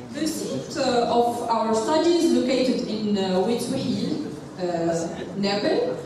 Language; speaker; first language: English; non-native, local second language; Arabic